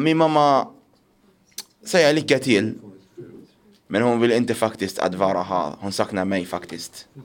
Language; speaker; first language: Swedish; non-native, learner; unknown